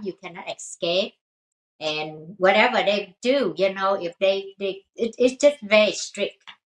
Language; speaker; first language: English; non-native, fluent; Vietnamese